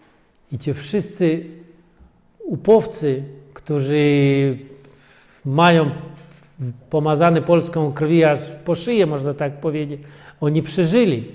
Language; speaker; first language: Polish; non-native, fluent; Russian